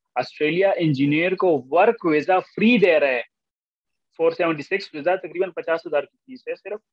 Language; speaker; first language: Urdu; non-native, local second language; Pashto